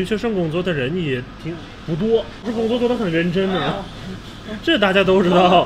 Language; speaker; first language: Chinese; non-native, learner; Turkmen